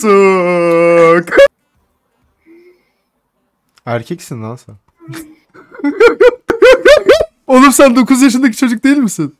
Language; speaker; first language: Turkish; native; Turkish